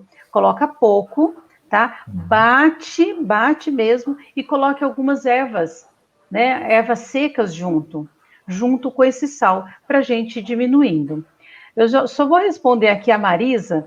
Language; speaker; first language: Portuguese; native; Portuguese